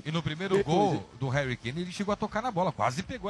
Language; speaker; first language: Portuguese; native; Portuguese